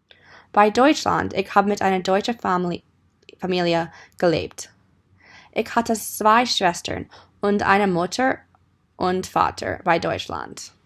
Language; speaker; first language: German; non-native, learner; English